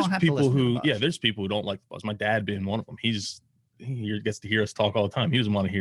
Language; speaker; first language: English; native; English